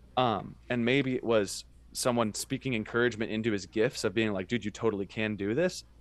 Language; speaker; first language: English; native; English